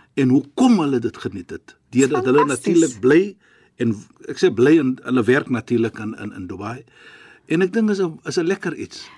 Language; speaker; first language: Afrikaans; non-native, fluent; Arabic